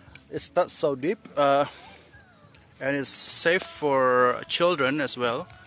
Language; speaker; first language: English; non-native, fluent; Indonesian